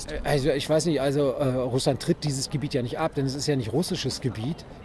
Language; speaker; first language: German; native; German